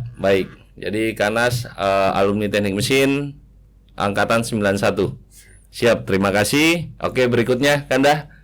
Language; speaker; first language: Indonesian; native; Indonesian